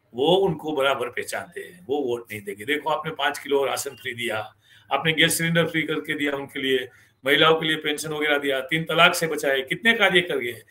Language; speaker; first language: Hindi; non-native, local second language; Gujarati